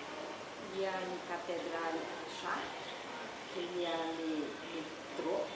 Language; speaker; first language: French; non-native, learner; Portuguese